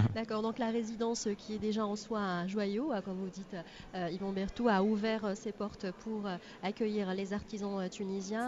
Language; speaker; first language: French; non-native, local second language; Arabic